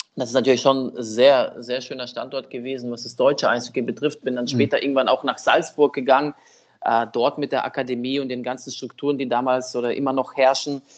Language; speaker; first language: German; early bilingual, other home language; Russian